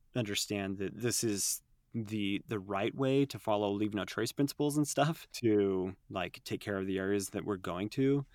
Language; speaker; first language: English; native; English